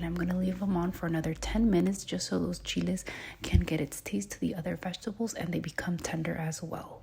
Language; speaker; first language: English; early bilingual, other home language; Spanish